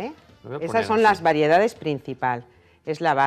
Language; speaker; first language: Spanish; native; Spanish